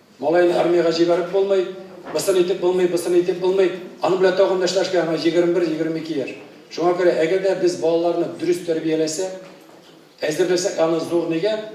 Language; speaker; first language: Tatar; native; Tatar